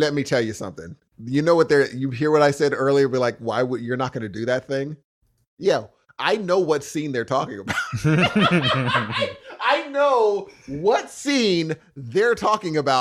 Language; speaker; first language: English; native; English